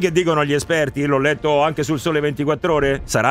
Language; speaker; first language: Italian; native; Italian